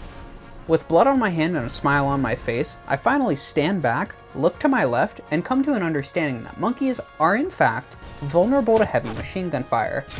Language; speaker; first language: English; native; English